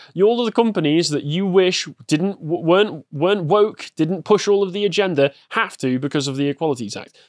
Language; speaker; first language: English; native; English